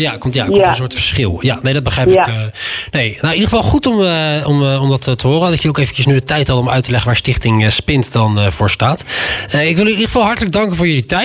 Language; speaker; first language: Dutch; native; Dutch